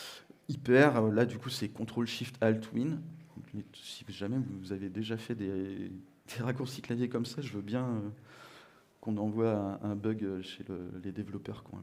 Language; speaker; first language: French; native; French